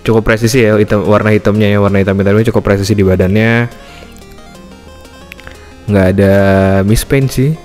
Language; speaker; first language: Indonesian; native; Indonesian